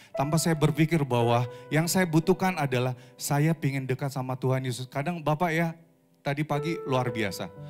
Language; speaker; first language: Indonesian; native; Indonesian